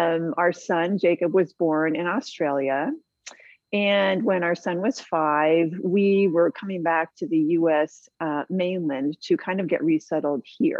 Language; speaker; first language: English; native; English